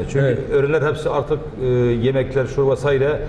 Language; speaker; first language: Turkish; native; Turkish